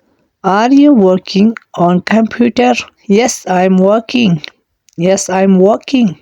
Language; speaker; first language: English; non-native, learner; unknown